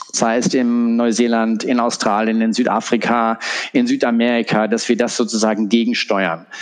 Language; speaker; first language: German; native; German